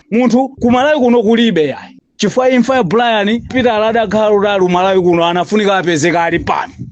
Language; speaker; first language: Nyanja; native; Nyanja